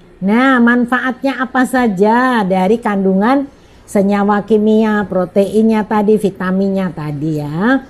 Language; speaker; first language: Indonesian; native; Indonesian